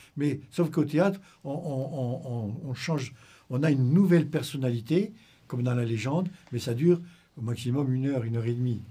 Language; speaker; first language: French; native; French